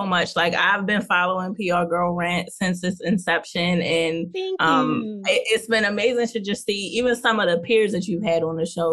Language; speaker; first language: English; native; English